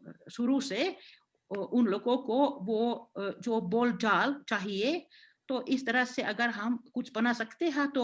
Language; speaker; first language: Hindi; non-native, fluent; Finnish